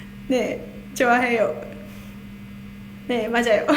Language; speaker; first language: Korean; non-native, learner; Hungarian